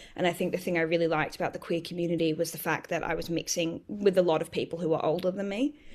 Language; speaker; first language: English; native; English